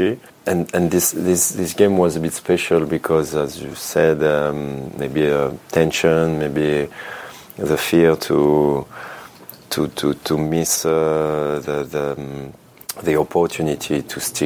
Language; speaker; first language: English; non-native, fluent; French